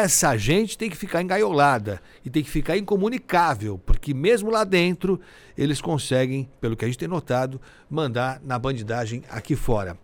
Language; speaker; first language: Portuguese; native; Portuguese